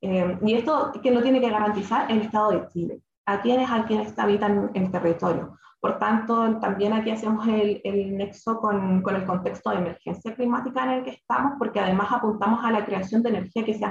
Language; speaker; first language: Spanish; native; Spanish